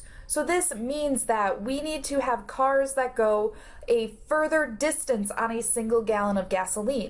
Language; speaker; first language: English; native; English